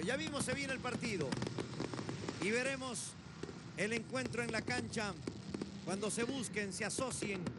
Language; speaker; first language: Spanish; native; Spanish